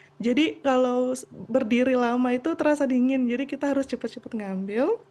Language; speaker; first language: Indonesian; native; Indonesian